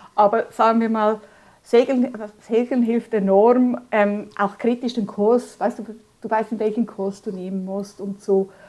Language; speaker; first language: German; early bilingual, other home language; Spanish